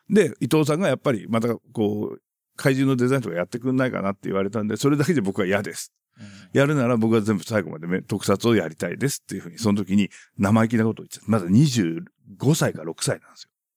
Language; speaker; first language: Japanese; native; Japanese